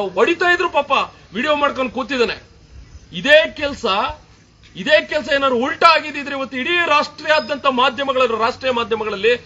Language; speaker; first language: Kannada; native; Kannada